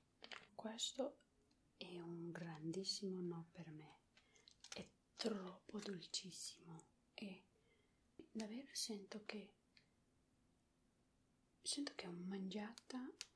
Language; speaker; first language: Italian; non-native, learner; Spanish